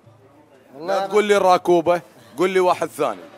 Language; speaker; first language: Arabic; native; Arabic